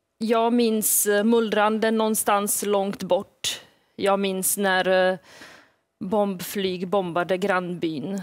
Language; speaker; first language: Swedish; early bilingual, other home language; Bosnian